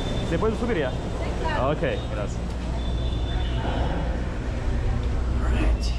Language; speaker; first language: Spanish; non-native, fluent; Russian